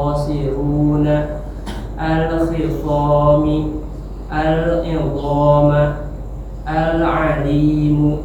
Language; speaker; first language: Arabic; non-native, learner; Indonesian